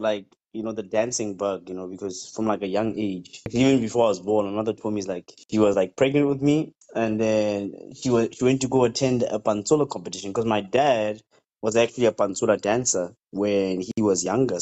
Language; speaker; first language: English; non-native, local second language; Tswana